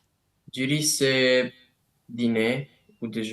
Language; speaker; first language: French; non-native, learner; Romanian